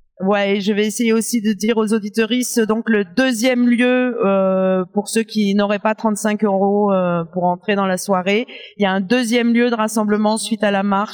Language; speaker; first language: French; native; French